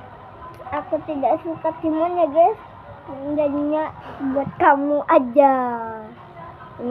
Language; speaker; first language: Indonesian; non-native, local second language; Banjar